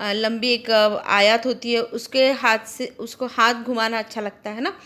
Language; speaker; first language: Hindi; non-native, local second language; Marathi